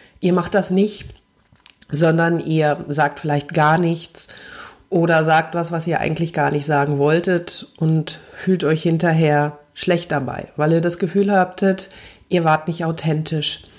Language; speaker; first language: German; native; German